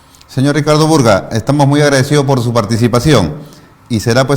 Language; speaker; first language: Spanish; native; Spanish